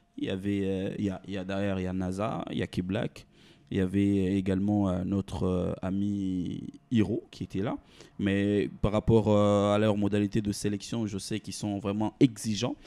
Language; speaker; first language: French; non-native, local second language; Lingala